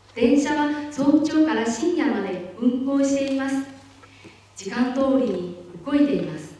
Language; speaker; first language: Japanese; non-native, fluent; Chinese